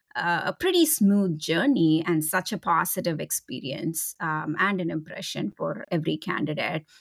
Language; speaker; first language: English; non-native, local second language; Tamil